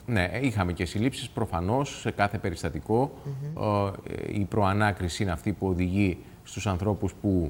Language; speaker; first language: Greek; native; Greek